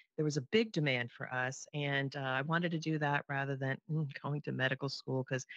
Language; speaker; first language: English; native; English